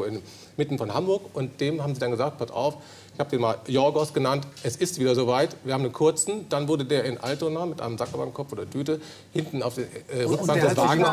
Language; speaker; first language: German; native; German